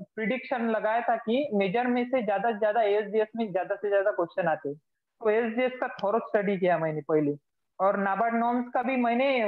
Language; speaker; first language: Hindi; non-native, local second language; Marathi